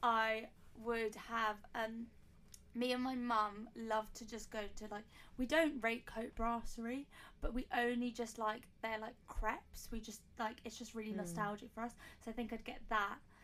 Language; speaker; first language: English; native; English